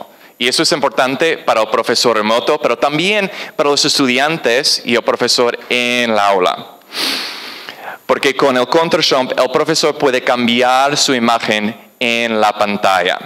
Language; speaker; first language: Spanish; non-native, fluent; English